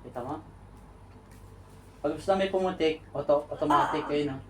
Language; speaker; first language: Filipino; native; Filipino